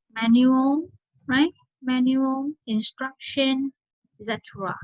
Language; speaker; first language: English; non-native, fluent; Vietnamese